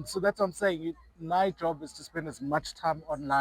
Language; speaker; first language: English; non-native, local second language; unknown